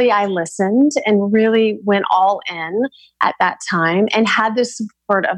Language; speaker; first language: English; native; English